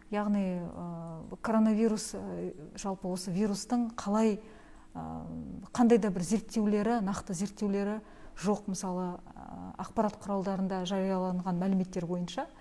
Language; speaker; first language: Kazakh; native; Kazakh